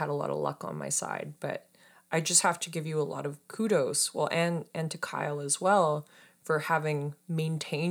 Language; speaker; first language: English; native; English